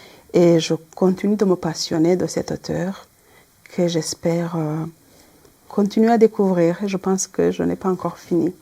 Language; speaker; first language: French; non-native, local second language; Kinyarwanda